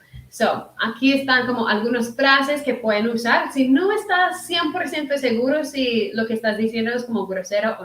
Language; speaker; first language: Spanish; early bilingual, heritage; Spanish